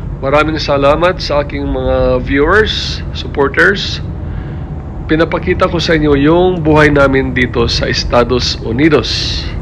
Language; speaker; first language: Filipino; non-native, local second language; Cebuano